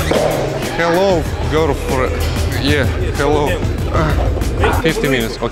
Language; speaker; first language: English; non-native, learner; Russian